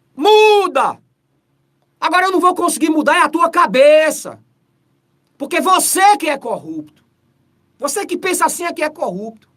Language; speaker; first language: Portuguese; native; Portuguese